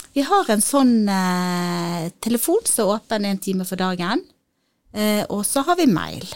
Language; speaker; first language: Norwegian; native; Norwegian